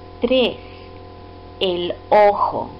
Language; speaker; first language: Spanish; non-native, fluent; English